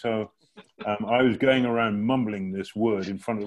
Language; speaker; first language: English; native; English